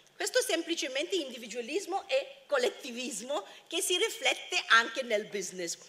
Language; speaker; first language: Italian; non-native, fluent; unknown